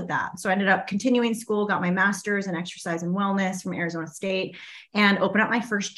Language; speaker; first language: English; native; English